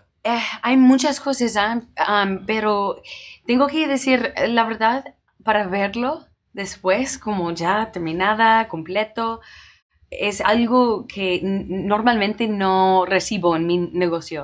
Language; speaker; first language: Spanish; non-native, fluent; English